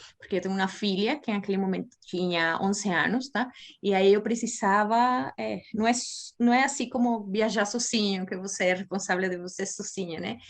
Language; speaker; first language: Portuguese; non-native, fluent; Spanish